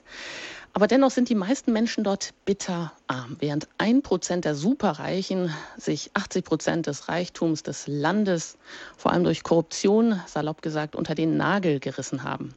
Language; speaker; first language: German; native; German